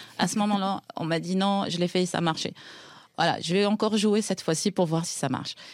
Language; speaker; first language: French; non-native, local second language; Arabic